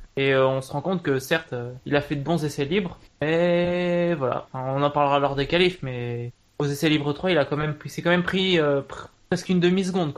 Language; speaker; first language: French; native; French